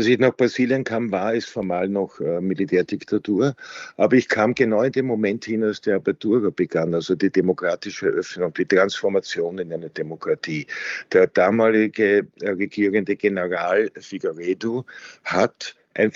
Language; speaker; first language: German; native; German